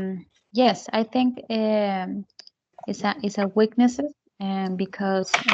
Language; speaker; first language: English; non-native, learner; Spanish